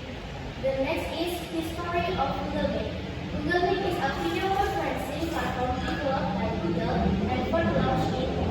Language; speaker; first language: English; non-native, learner; Indonesian